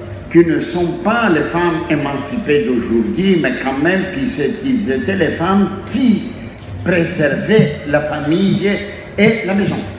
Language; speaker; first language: French; non-native, fluent; Greek